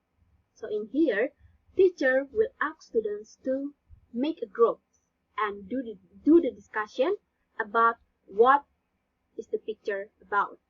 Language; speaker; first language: English; non-native, learner; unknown